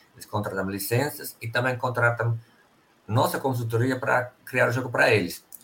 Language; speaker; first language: Portuguese; non-native, fluent; Finnish